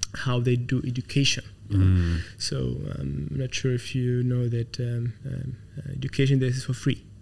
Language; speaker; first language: English; non-native, fluent; Arabic